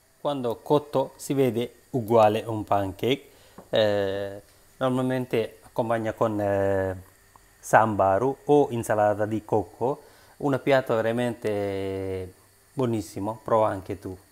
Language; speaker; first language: Italian; non-native, learner; Sinhala